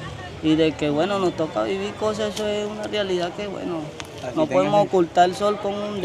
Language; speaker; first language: Spanish; native; Spanish